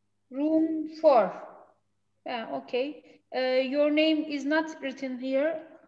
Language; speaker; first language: English; non-native, learner; Turkish